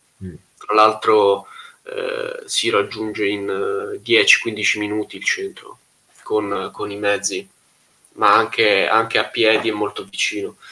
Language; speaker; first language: Italian; native; Italian